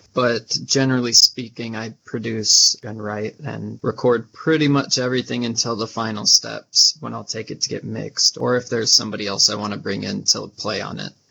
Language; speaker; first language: English; native; English